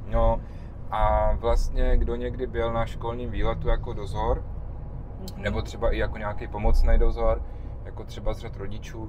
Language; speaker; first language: Czech; native; Czech